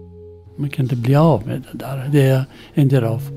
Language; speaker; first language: Swedish; non-native, learner; Persian